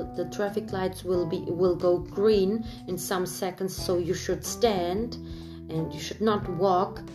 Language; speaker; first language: English; non-native, fluent; German